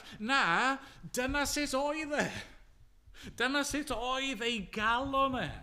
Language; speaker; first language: Welsh; native; Welsh